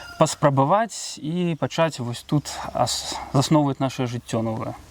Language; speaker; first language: Belarusian; native; Belarusian